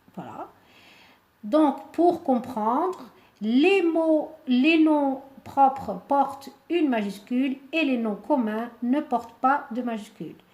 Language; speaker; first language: French; non-native, local second language; Arabic